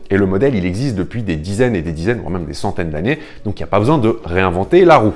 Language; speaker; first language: French; native; French